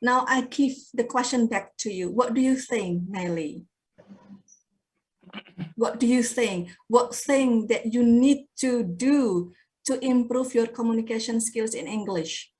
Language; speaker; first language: English; non-native, fluent; Indonesian